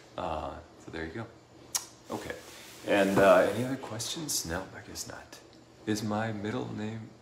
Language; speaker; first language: English; native; English